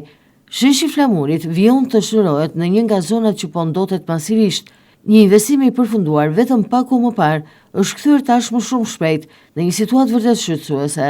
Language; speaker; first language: Albanian; native; Albanian